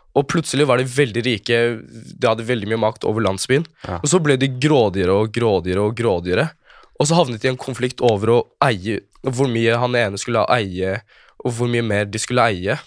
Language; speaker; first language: Norwegian; early bilingual, other home language; Kurdish